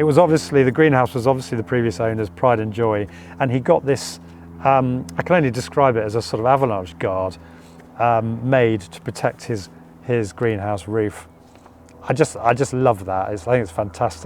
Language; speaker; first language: English; native; English